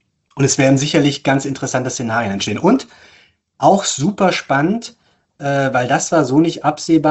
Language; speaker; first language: German; native; German